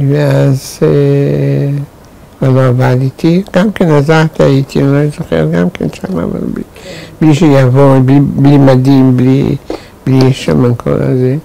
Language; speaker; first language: Hebrew; non-native, fluent; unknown